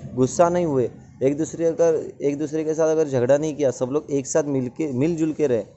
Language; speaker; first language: Hindi; non-native, local second language; Marathi